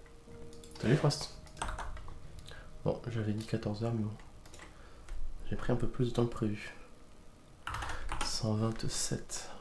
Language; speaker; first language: French; native; French